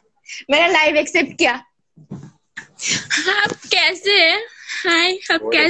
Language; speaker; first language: Hindi; non-native, learner; Bangla